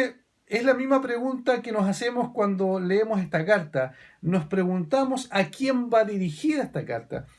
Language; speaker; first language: Spanish; native; Spanish